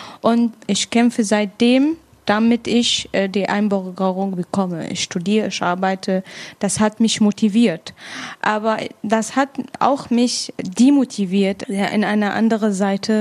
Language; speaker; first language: German; non-native, fluent; Arabic